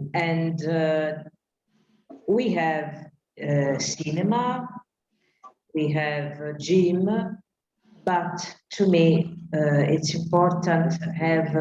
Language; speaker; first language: English; non-native, learner; Italian